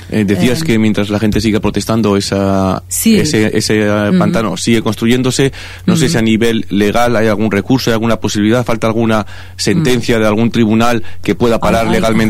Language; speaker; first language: Spanish; native; Spanish